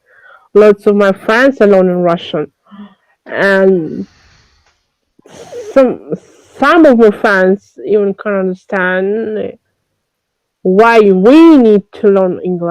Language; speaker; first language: English; non-native, learner; French